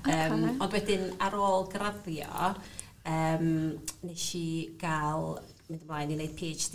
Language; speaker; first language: Welsh; native; Welsh